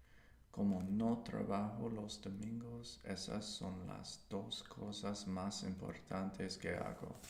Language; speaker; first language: Spanish; non-native, learner; English